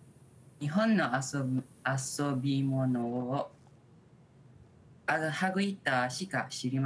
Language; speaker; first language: Japanese; non-native, learner; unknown